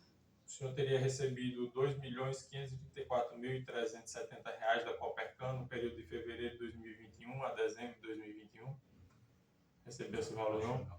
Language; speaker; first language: Portuguese; native; Portuguese